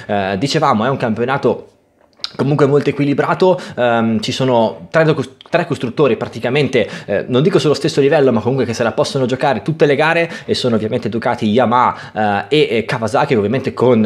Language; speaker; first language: Italian; native; Italian